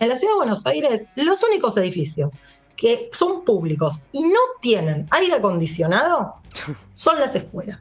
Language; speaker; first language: Spanish; native; Spanish